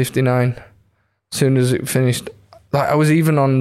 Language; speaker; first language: English; native; English